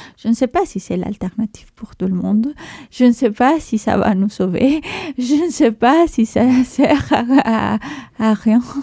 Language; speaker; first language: French; non-native, fluent; Spanish